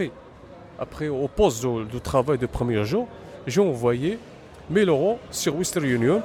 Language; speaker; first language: French; non-native, learner; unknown